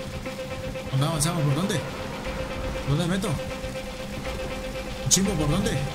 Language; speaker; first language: Spanish; native; Spanish